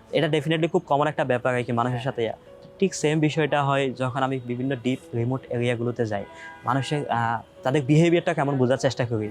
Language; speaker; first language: Bangla; native; Bangla